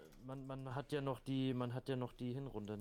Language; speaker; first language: German; native; German